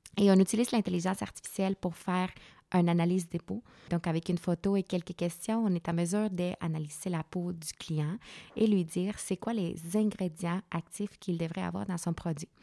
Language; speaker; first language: French; non-native, fluent; Spanish